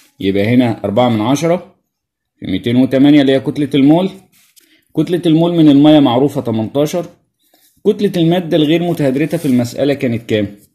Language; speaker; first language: Arabic; native; Arabic